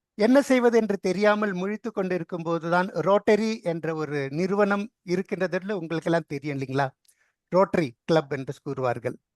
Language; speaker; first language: Tamil; non-native, local second language; Telugu